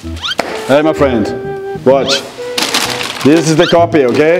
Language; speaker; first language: English; non-native, fluent; German